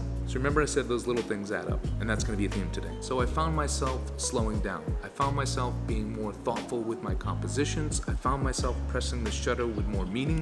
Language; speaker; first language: English; native; English